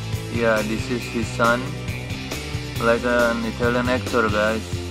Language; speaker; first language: English; non-native, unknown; Indonesian